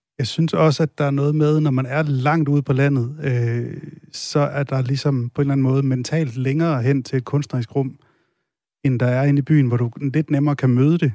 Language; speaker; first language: Danish; native; Danish